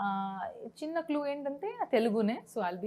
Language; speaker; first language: Telugu; non-native, local second language; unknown